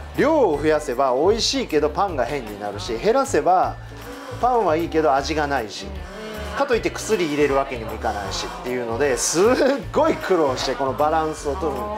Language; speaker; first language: Japanese; native; Japanese